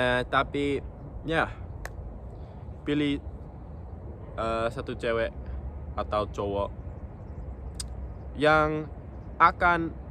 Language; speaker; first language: Indonesian; non-native, local second language; English